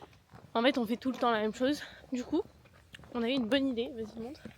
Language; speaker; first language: French; native; French